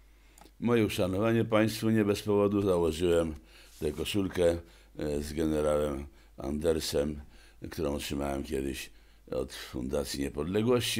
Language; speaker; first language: Polish; native; Polish